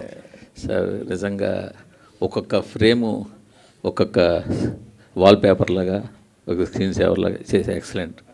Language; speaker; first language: Telugu; native; Telugu